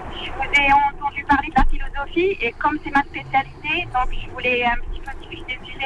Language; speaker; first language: French; non-native, local second language; Arabic